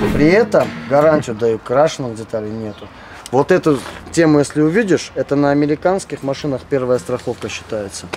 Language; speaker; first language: Russian; non-native, local second language; Armenian